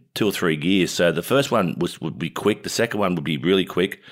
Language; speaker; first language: English; native; English